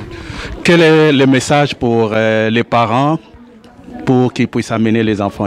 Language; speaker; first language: French; native; French